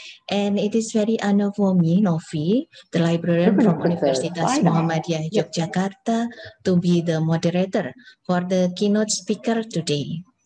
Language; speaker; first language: English; non-native, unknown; Indonesian